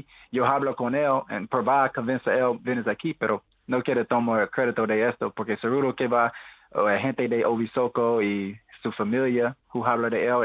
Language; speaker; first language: Spanish; non-native, learner; English